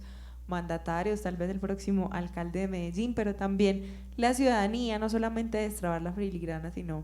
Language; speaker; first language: Spanish; native; Spanish